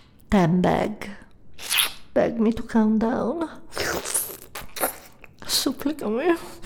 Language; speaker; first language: English; non-native, fluent; Italian